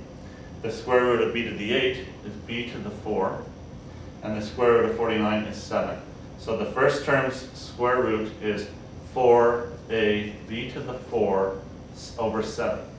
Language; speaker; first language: English; native; English